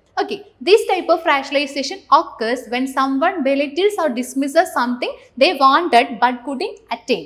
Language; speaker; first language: English; non-native, local second language; Malayalam